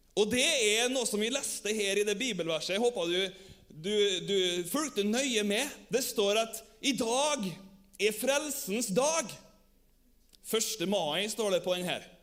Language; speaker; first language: Norwegian; native; Norwegian